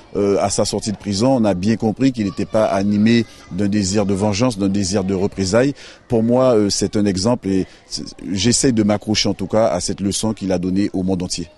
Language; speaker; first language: French; native; French